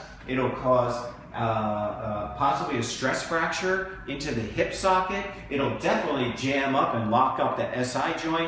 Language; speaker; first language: English; native; English